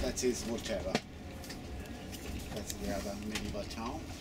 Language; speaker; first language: English; non-native, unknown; Italian